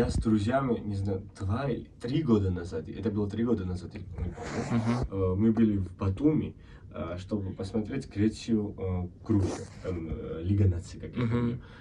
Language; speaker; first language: Russian; non-native, fluent; Georgian